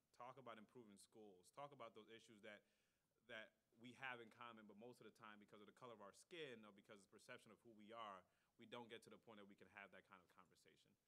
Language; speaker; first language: English; native; English